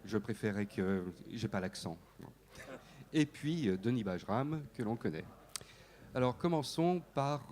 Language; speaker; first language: French; native; French